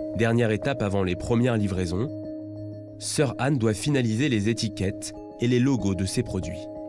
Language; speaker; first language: French; native; French